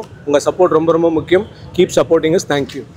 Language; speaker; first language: Tamil; native; Tamil